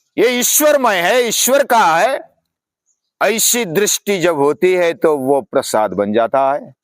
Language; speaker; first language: Hindi; non-native, local second language; Marathi